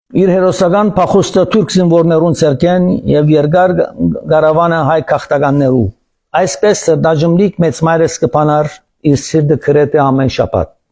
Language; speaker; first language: Armenian; early bilingual, heritage; Armenian